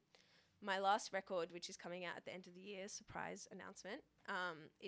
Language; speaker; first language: English; native; English